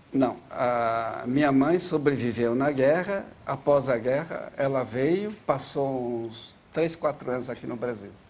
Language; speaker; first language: Portuguese; early bilingual, other home language; Japanese